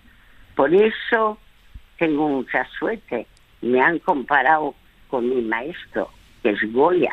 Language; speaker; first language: Spanish; early bilingual, other home language; French